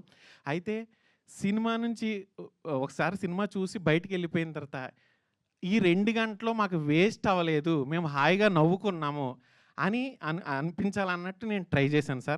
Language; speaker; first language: Telugu; native; Telugu